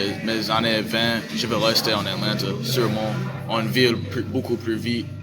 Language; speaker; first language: French; non-native, learner; English